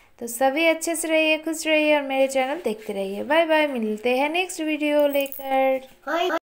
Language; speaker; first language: Hindi; non-native, local second language; Bangla